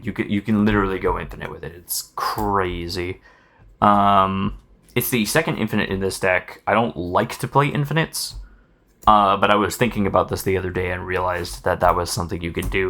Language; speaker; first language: English; native; English